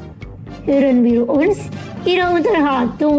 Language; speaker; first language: German; non-native, fluent; Indonesian